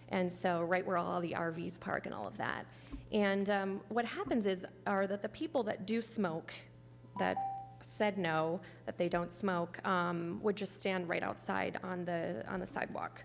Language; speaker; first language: English; native; English